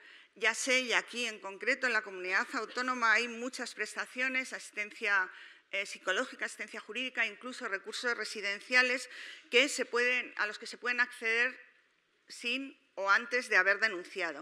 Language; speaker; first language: Spanish; native; Spanish